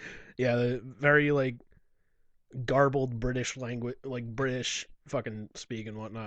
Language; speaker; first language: English; native; English